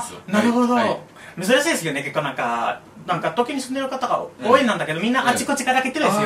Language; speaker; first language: Japanese; non-native, fluent; Spanish